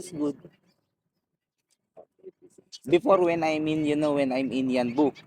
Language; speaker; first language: English; non-native, local second language; Filipino